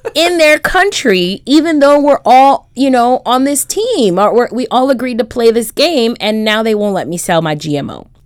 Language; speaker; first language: English; early bilingual, other home language; Haitian Creole